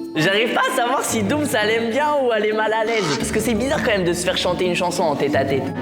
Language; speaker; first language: French; native; French